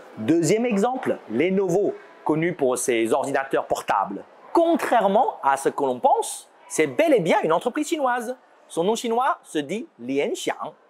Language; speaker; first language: French; non-native, fluent; Chinese